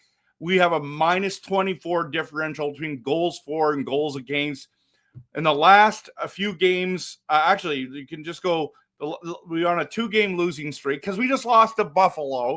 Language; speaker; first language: English; native; English